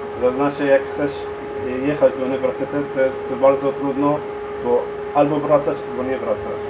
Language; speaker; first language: Polish; non-native, learner; Arabic